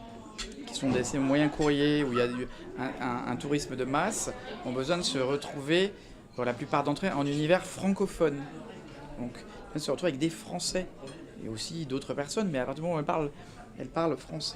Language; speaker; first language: French; native; French